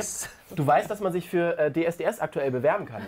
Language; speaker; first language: German; native; German